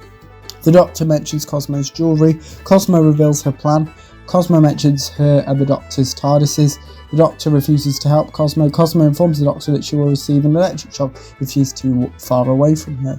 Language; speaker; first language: English; native; English